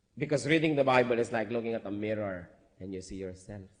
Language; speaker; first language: English; non-native, local second language; Filipino